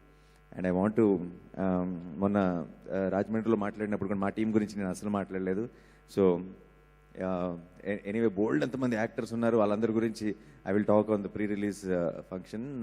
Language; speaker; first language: Telugu; native; Telugu